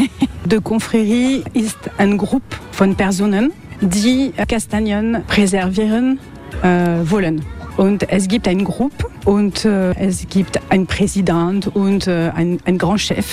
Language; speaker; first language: German; non-native, learner; French